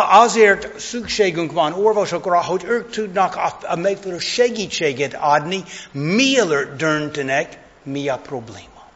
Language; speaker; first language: Hungarian; non-native, fluent; English